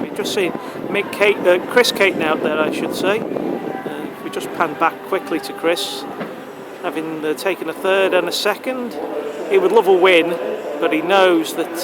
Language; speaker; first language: English; native; English